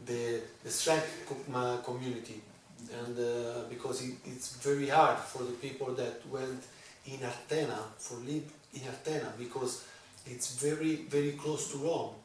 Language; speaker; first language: English; non-native, learner; Italian